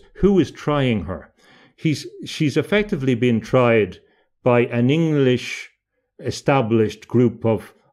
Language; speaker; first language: English; native; English